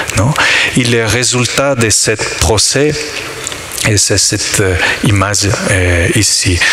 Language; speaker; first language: French; non-native, learner; Italian